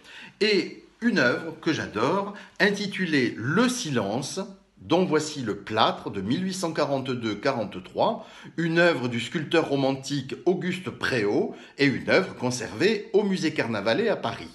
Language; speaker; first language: French; native; French